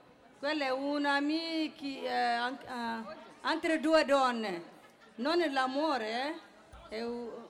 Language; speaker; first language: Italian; non-native, learner; Tamasheq